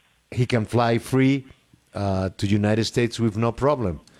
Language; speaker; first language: English; non-native, learner; Spanish